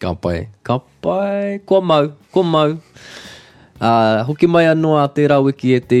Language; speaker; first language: Māori; non-native, local second language; English